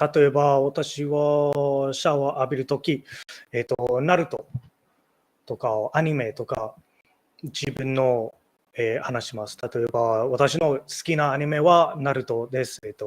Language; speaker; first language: Japanese; non-native, learner; English